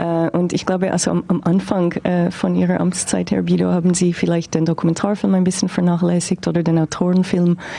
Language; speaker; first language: German; non-native, fluent; English